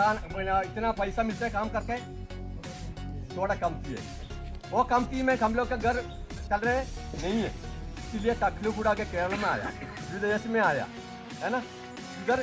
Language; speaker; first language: Hindi; non-native, local second language; Malayalam